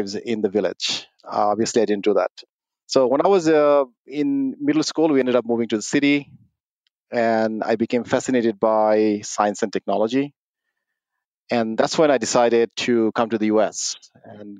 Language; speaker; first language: English; non-native, local second language; Bangla